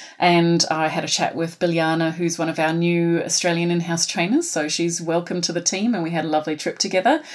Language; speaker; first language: English; native; English